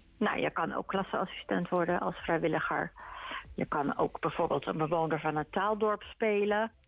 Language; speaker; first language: Dutch; native; Dutch